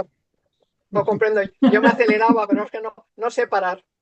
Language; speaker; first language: Spanish; native; Spanish